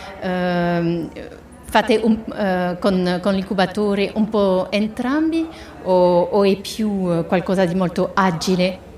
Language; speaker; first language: Italian; non-native, fluent; French